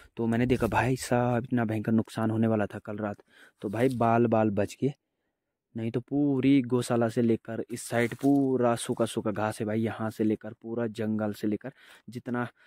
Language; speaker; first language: Hindi; non-native, local second language; Garhwali